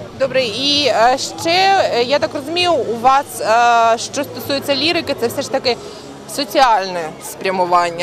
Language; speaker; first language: Ukrainian; native; Ukrainian